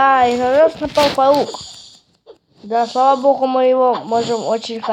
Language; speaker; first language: Russian; native; Russian